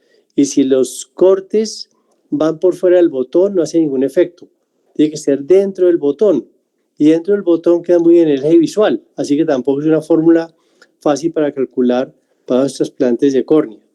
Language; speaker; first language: Spanish; native; Spanish